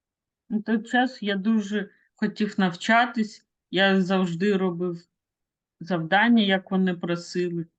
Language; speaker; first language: Ukrainian; non-native, local second language; Russian